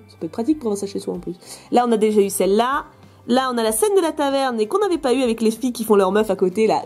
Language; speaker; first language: French; native; French